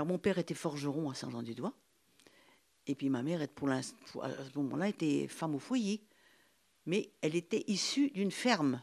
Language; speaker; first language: French; native; French